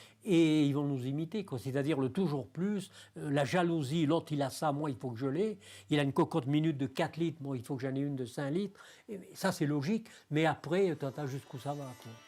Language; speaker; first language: French; native; French